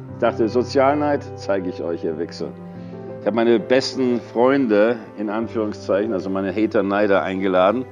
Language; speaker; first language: German; early bilingual, other home language; English